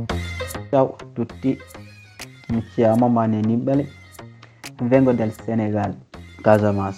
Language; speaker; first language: Italian; non-native, learner; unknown